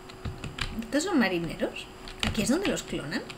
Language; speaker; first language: Spanish; native; Spanish